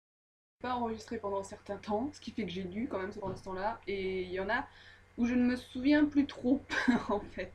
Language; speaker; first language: French; native; French